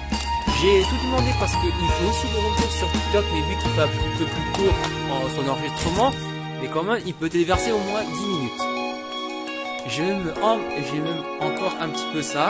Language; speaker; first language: French; native; French